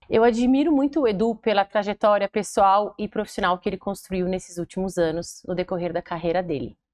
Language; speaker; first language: Portuguese; native; Portuguese